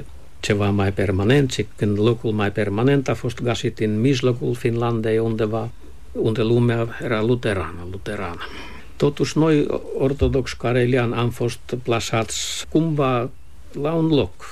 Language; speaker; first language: Romanian; non-native, fluent; Finnish